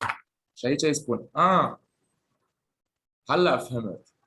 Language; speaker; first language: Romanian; non-native, fluent; Arabic